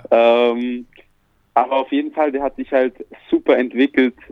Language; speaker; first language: German; native; German